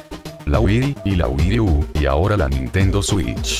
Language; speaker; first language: Spanish; native; Spanish